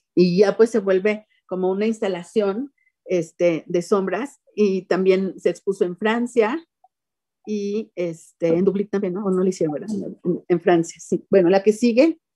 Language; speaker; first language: Spanish; native; Spanish